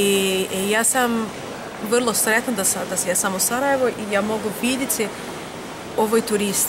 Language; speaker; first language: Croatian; non-native, learner; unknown